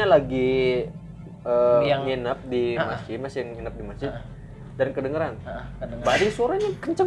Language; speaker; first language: Indonesian; native; Indonesian